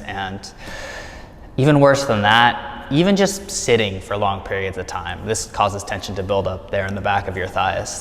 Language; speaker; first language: English; native; English